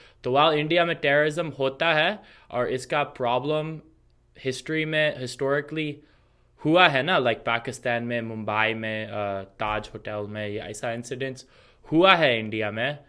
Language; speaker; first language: Hindi; non-native, fluent; English